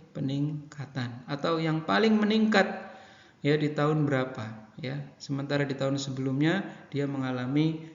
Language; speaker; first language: Indonesian; native; Indonesian